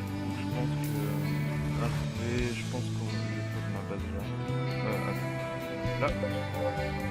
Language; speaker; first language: French; native; French